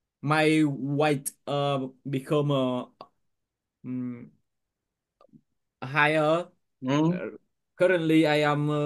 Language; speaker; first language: English; non-native, learner; Vietnamese